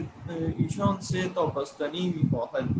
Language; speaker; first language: Persian; non-native, learner; Urdu